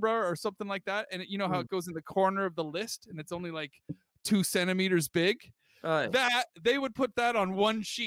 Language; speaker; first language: English; native; English